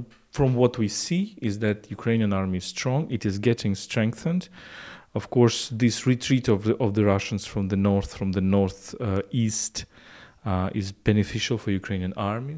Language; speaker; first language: English; non-native, fluent; Ukrainian